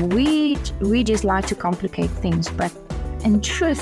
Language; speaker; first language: English; non-native, local second language; Afrikaans